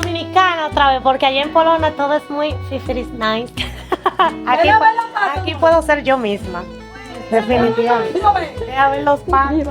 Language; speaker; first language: Spanish; native; Spanish